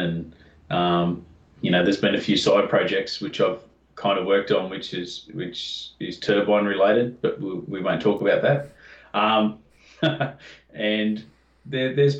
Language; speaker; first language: English; native; English